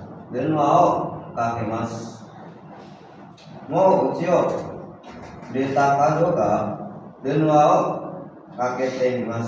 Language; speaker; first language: Japanese; non-native, learner; Indonesian